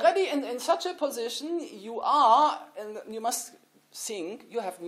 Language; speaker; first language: English; non-native, fluent; German